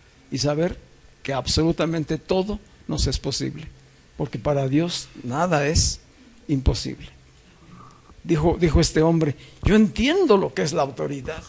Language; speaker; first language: Spanish; native; Spanish